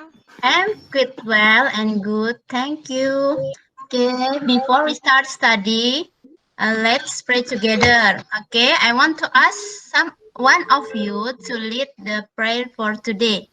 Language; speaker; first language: English; non-native, learner; Indonesian